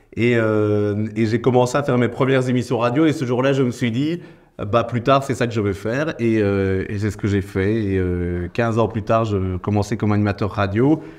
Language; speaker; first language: French; native; French